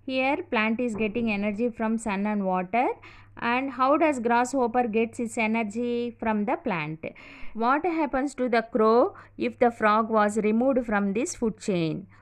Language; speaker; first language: English; non-native, local second language; Telugu